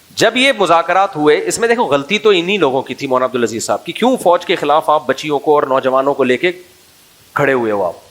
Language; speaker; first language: Urdu; native; Urdu